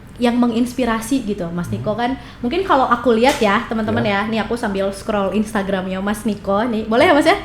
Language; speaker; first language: Indonesian; native; Indonesian